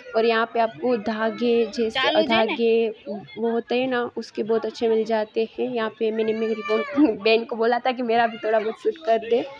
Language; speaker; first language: Hindi; non-native, local second language; Gujarati